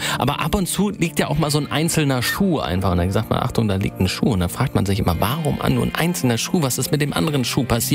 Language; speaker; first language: German; native; German